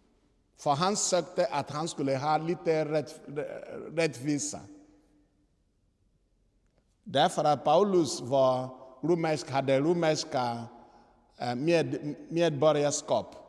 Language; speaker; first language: Swedish; non-native, fluent; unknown